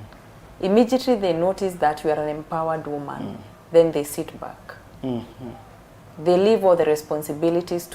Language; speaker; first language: English; non-native, local second language; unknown